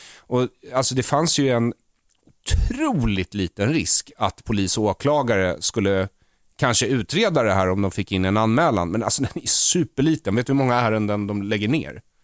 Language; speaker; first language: Swedish; native; Swedish